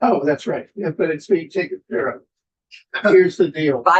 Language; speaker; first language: English; native; English